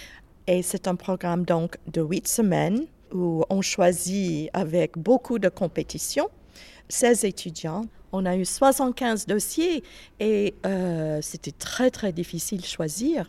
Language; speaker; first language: French; non-native, fluent; English